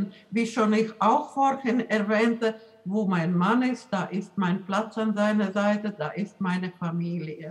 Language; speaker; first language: German; non-native, fluent; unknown